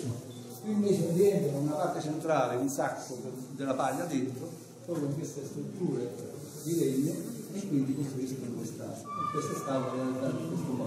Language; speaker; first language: Italian; native; Italian